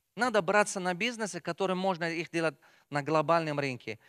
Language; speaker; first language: Russian; non-native, local second language; Tajik